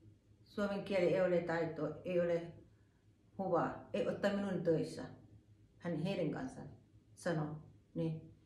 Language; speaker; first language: Finnish; non-native, learner; Thai